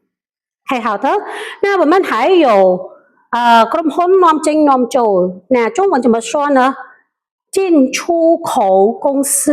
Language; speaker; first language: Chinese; non-native, fluent; Khmer